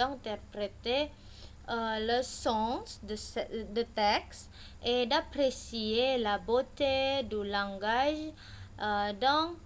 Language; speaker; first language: French; non-native, learner; Indonesian